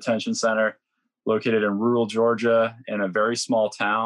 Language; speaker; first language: English; native; English